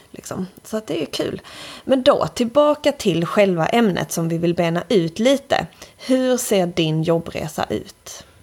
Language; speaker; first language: Swedish; native; Swedish